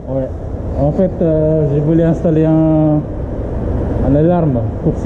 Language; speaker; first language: French; non-native, learner; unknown